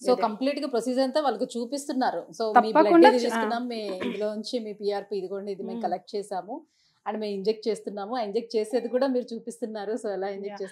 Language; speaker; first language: Telugu; native; Telugu